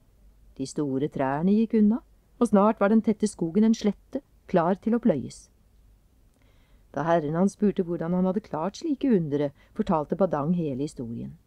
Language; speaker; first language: Norwegian; native; Norwegian